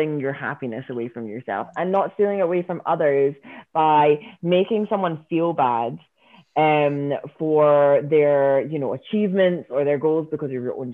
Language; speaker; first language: English; native; English